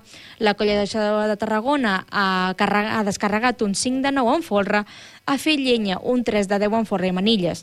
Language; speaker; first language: Catalan; native; Catalan